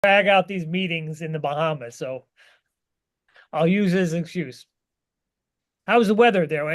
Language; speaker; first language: English; native; English